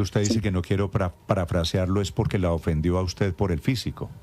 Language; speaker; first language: Spanish; native; Spanish